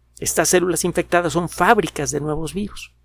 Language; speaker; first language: Spanish; native; Spanish